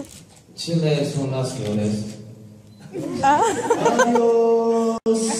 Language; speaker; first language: Spanish; non-native, learner; Korean